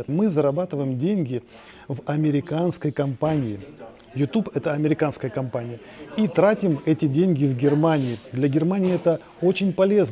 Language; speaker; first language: Russian; native; Russian